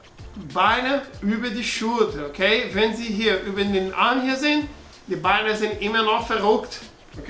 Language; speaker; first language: German; non-native, learner; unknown